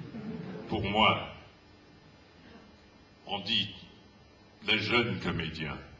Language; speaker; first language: French; non-native, fluent; English